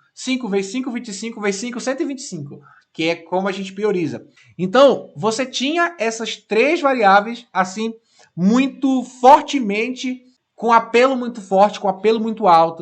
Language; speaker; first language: Portuguese; native; Portuguese